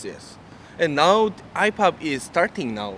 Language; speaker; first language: English; non-native, learner; Korean